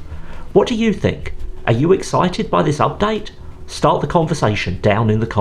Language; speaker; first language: English; native; English